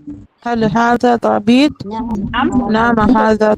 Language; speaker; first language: Arabic; non-native, learner; Urdu